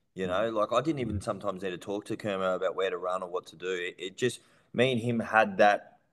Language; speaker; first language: English; native; English